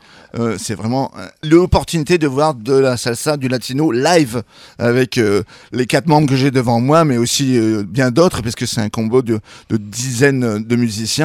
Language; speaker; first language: French; native; French